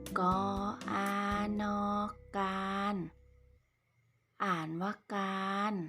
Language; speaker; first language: Thai; native; Thai